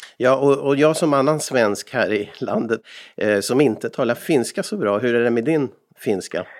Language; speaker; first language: Swedish; native; Swedish